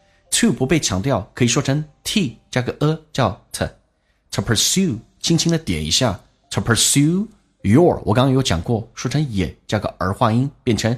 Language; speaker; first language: Chinese; native; Chinese